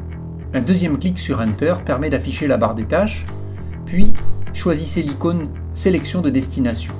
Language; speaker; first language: French; native; French